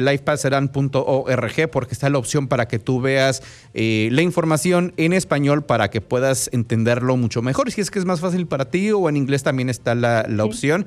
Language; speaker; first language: Spanish; native; Spanish